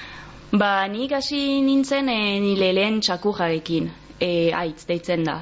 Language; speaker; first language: Basque; non-native, local second language; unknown